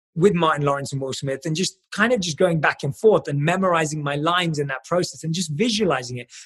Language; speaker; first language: English; native; English